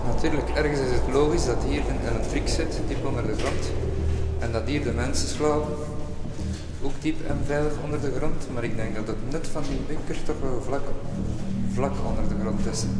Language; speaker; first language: Dutch; native; Dutch